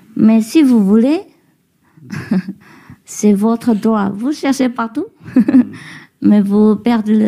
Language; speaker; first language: French; non-native, learner; Vietnamese